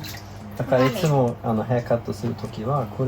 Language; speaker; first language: Japanese; non-native, fluent; Swedish